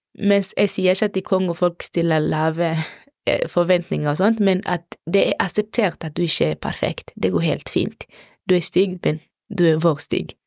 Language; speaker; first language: Norwegian; non-native, fluent; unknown